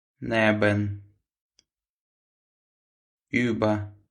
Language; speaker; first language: German; non-native, fluent; Ukrainian